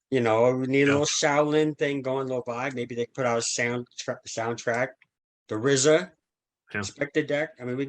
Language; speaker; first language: English; native; English